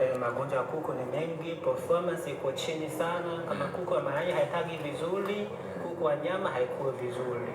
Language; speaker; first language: Swahili; non-native, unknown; Chinese